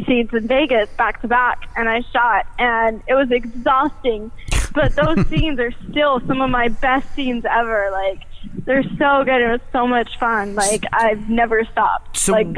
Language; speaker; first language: English; native; English